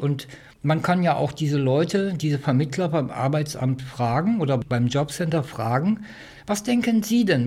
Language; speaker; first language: German; native; German